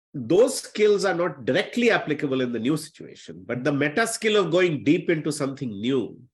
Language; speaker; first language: English; non-native, local second language; Hindi